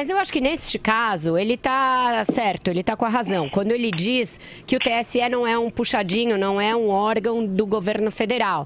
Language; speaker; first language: Portuguese; native; Portuguese